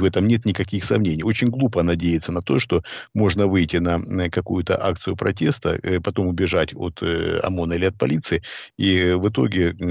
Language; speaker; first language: Russian; native; Russian